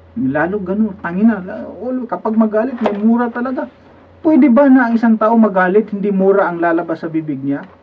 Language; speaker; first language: Filipino; non-native, local second language; Cebuano